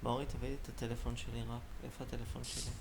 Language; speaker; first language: Hebrew; native; Hebrew